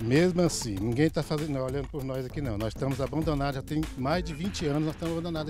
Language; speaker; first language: Portuguese; native; Portuguese